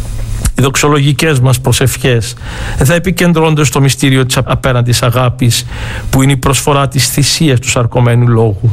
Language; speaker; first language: Greek; native; Greek